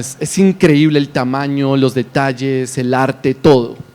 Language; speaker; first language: Spanish; native; Spanish